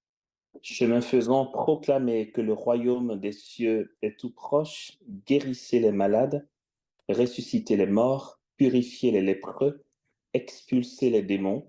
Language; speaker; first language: French; native; French